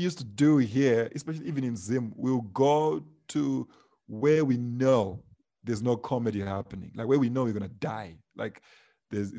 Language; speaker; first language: English; non-native, local second language; Shona